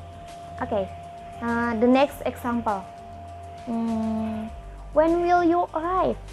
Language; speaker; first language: English; non-native, learner; Indonesian